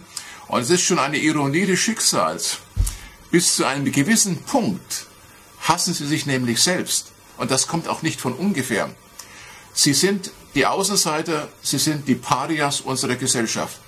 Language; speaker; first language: German; native; German